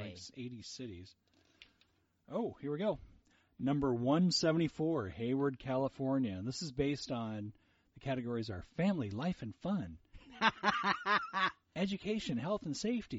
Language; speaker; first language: English; early bilingual, other home language; Portuguese